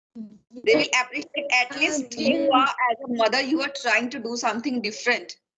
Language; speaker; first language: English; non-native, fluent; Hindi